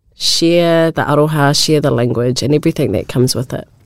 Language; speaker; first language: English; native; English